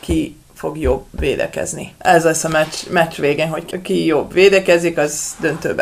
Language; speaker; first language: Hungarian; non-native, learner; Serbian